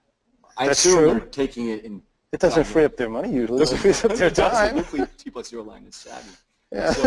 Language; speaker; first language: English; native; English